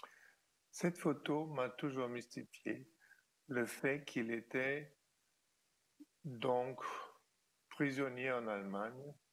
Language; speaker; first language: French; non-native, fluent; German